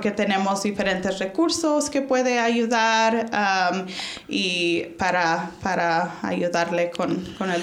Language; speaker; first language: Spanish; early bilingual, heritage; Spanish